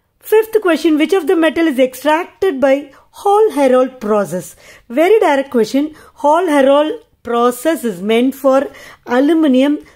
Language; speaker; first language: English; non-native, local second language; Tamil